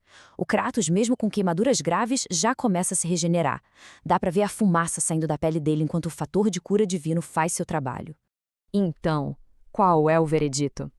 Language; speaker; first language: Portuguese; native; Portuguese